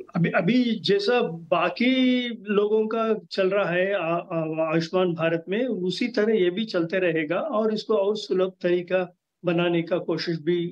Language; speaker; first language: Hindi; non-native, local second language; Telugu